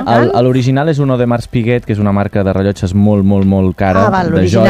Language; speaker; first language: Catalan; native; Catalan